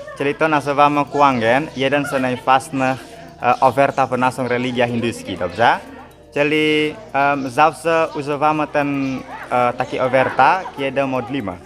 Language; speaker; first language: Polish; non-native, learner; Balinese